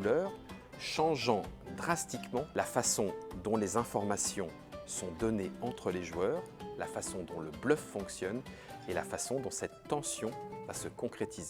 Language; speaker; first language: French; native; French